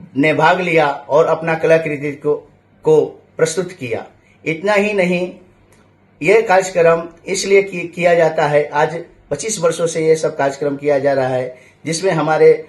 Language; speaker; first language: Hindi; non-native, local second language; Gujarati